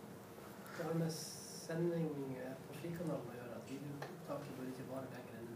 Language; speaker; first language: Norwegian; native; Norwegian